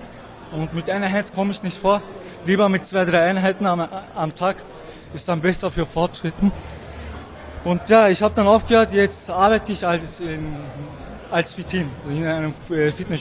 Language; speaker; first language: German; non-native, local second language; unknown